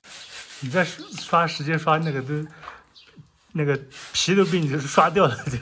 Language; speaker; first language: Chinese; native; Chinese